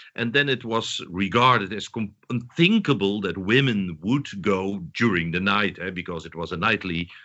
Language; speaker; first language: English; non-native, fluent; Dutch